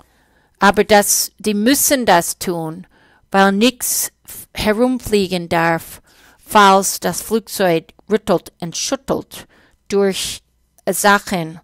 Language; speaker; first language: German; non-native, fluent; English